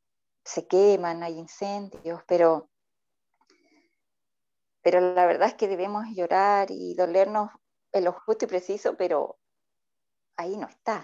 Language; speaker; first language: Spanish; native; Spanish